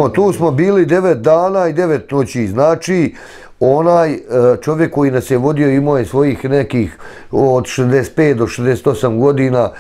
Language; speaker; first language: Serbian; native; Serbian